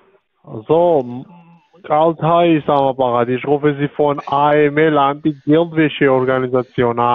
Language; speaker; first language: German; non-native, learner; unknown